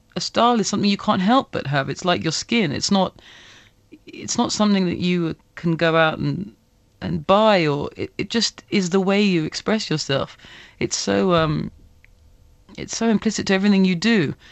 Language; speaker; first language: English; native; English